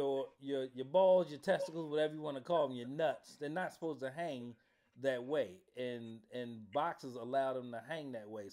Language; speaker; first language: English; native; English